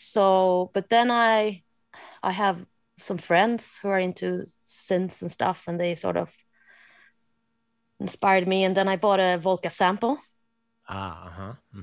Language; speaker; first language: English; non-native, fluent; Swedish